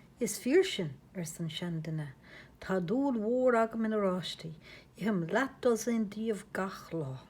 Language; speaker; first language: Irish; native; Irish